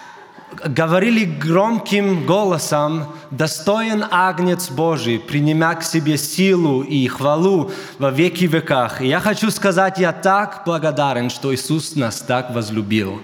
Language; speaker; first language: Russian; early bilingual, heritage; German